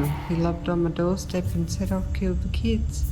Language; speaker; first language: English; native; English